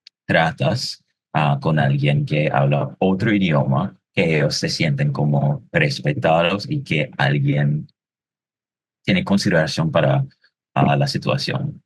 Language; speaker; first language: Spanish; non-native, fluent; English